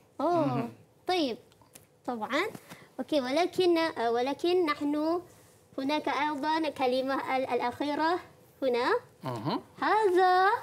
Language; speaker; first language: Arabic; non-native, fluent; Malay